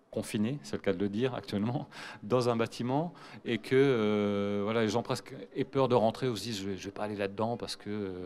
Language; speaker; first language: French; native; French